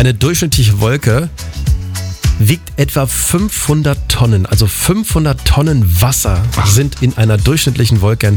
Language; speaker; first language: German; native; German